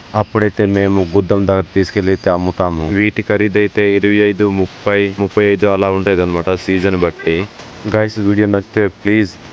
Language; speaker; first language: Telugu; non-native, local second language; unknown